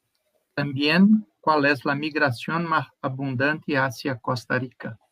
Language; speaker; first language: Spanish; non-native, fluent; Portuguese